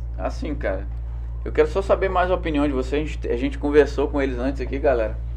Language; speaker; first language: Portuguese; native; Portuguese